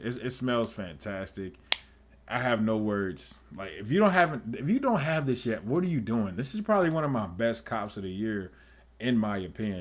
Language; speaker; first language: English; native; English